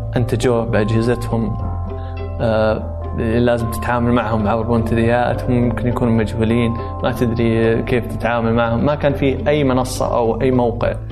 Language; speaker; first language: Arabic; native; Arabic